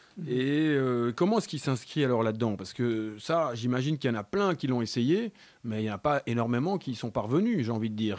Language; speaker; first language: French; native; French